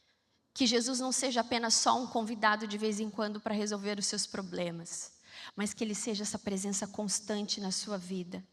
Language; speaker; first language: Portuguese; native; Portuguese